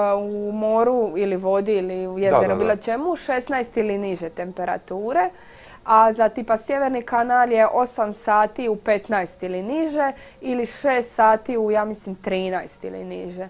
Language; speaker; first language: Croatian; native; Croatian